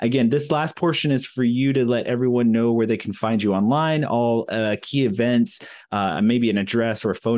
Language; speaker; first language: English; native; English